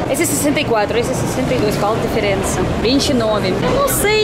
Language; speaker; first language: Portuguese; non-native, fluent; Russian